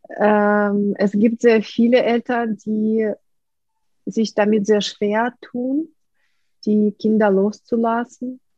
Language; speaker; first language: German; non-native, fluent; Russian